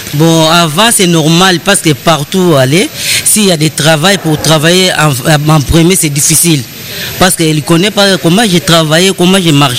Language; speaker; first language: French; non-native, learner; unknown